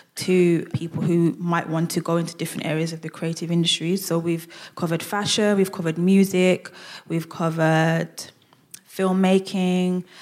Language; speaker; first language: English; native; English